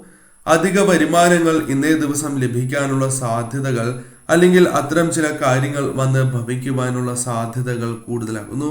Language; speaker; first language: Malayalam; native; Malayalam